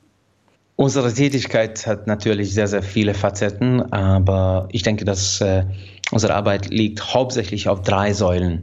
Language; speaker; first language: German; non-native, fluent; Hungarian